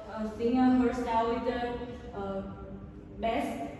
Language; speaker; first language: English; non-native, learner; Vietnamese